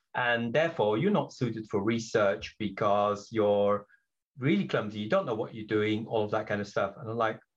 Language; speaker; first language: English; non-native, fluent; Dutch